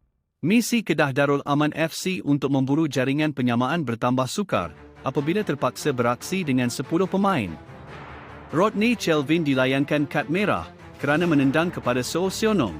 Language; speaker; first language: Malay; native; Malay